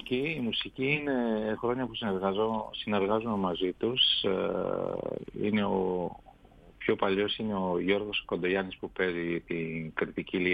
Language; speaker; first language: Greek; non-native, fluent; Armenian